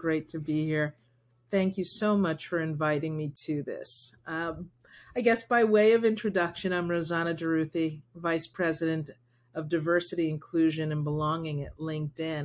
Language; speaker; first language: English; early bilingual, other home language; Spanish